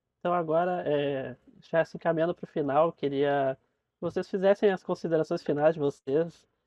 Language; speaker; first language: Portuguese; native; Portuguese